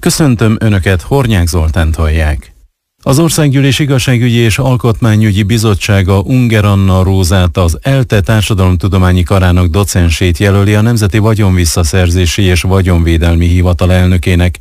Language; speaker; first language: Hungarian; native; Hungarian